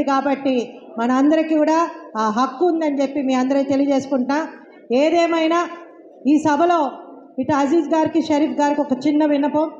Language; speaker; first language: Telugu; native; Telugu